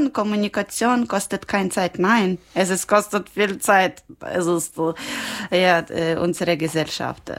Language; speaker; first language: German; non-native, learner; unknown